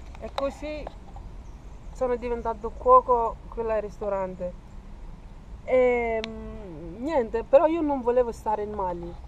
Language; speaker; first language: Italian; non-native, fluent; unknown